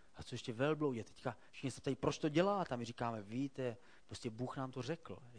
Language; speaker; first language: Czech; native; Czech